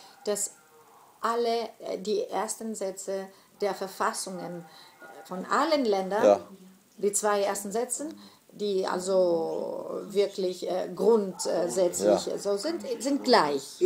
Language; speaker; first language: German; non-native, fluent; Greek